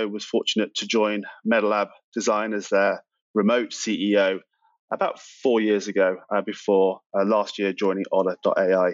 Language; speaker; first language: English; native; English